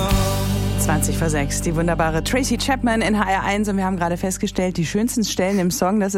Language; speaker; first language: German; native; German